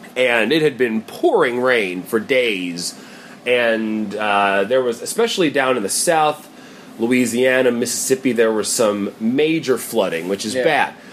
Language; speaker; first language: English; native; English